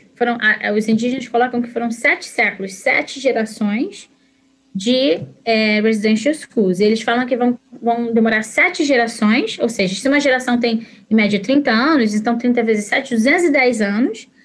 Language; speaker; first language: Portuguese; native; Portuguese